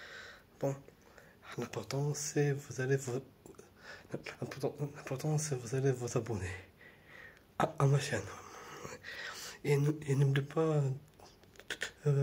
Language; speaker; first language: French; non-native, fluent; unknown